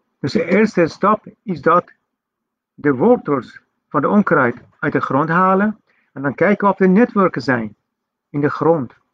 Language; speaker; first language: Dutch; non-native, fluent; Persian